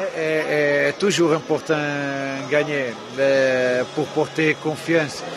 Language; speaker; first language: French; non-native, fluent; Portuguese